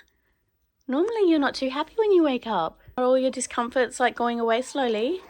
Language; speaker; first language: English; native; English